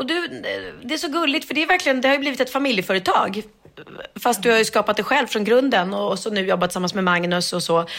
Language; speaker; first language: Swedish; native; Swedish